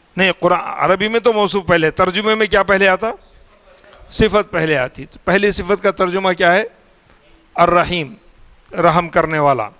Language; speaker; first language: Urdu; native; Urdu